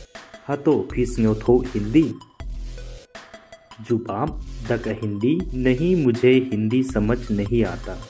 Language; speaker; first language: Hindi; non-native, local second language; Khasi